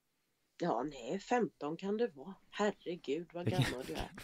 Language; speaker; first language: Swedish; native; Swedish